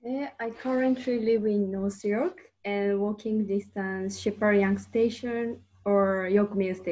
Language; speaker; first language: English; non-native, learner; Japanese